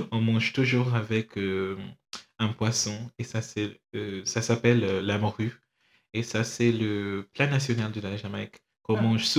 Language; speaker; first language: French; non-native, fluent; English